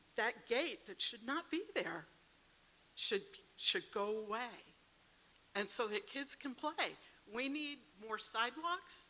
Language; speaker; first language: English; native; English